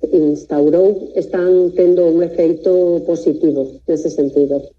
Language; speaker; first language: Portuguese; non-native, fluent; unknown